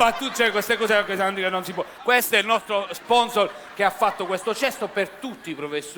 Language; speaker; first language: Italian; native; Italian